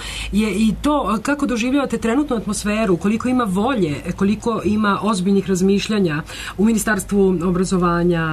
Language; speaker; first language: Serbian; native; Serbian